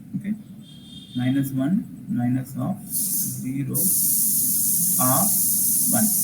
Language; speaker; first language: English; non-native, local second language; Tamil